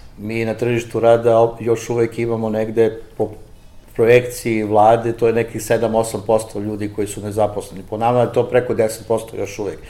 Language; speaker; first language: Serbian; native; Serbian